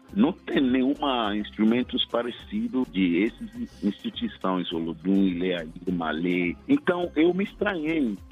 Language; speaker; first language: Portuguese; non-native, fluent; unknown